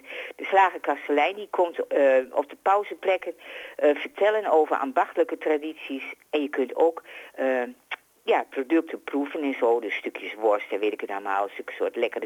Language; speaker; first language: Dutch; native; Dutch